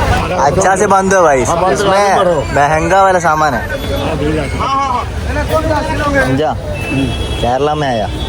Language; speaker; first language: Hindi; non-native, local second language; Malayalam